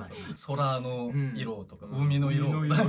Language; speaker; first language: Japanese; non-native, fluent; Korean